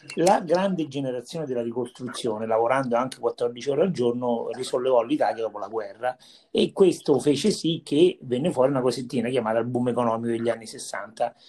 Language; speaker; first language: Italian; native; Italian